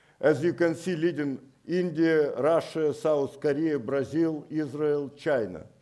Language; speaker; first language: English; non-native, fluent; Russian